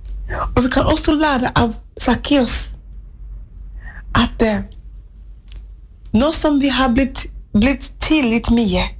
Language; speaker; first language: Norwegian; non-native, fluent; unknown